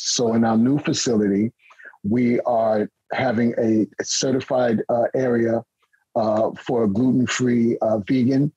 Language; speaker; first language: English; native; English